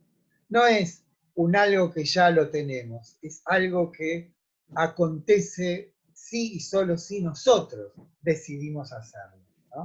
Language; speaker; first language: Spanish; native; Spanish